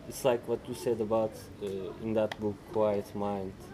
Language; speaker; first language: English; non-native, fluent; Turkish